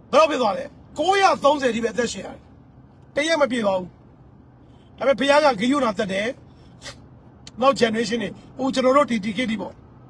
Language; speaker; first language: Burmese; native; Burmese